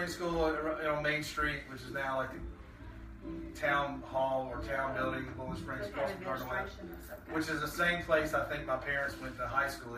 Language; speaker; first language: English; native; English